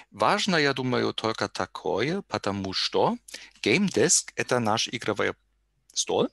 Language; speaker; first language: Russian; non-native, learner; German